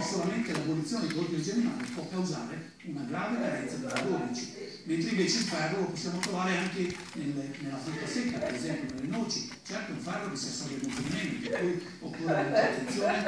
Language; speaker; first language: Italian; native; Italian